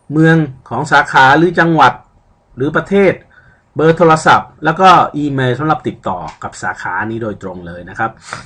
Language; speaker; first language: Thai; early bilingual, other home language; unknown